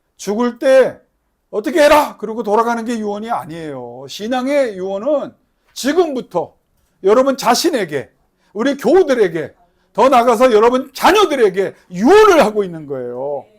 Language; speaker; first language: Korean; native; Korean